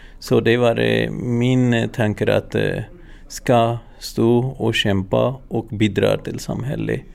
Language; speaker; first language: Swedish; non-native, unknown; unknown